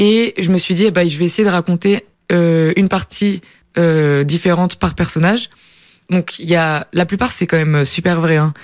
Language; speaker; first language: French; native; French